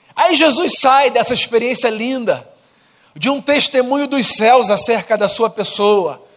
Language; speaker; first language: Portuguese; native; Portuguese